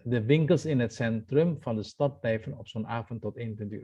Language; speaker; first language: Dutch; non-native, fluent; Indonesian